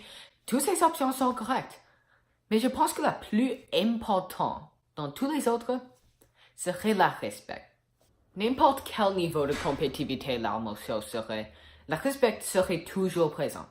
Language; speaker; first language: French; non-native, learner; English